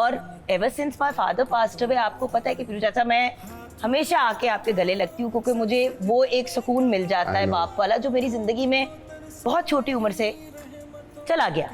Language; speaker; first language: Urdu; native; Urdu